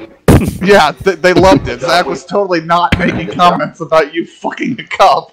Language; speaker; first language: English; native; English